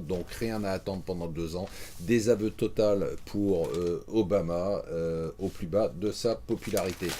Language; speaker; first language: French; native; French